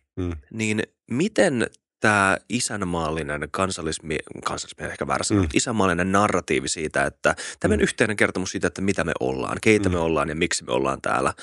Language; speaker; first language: Finnish; native; Finnish